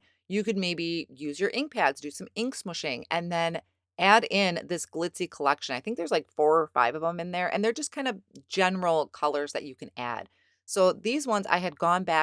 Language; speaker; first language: English; native; English